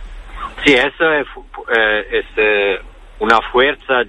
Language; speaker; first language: Spanish; non-native, learner; Italian